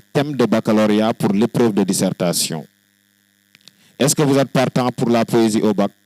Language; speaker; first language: French; non-native, local second language; Wolof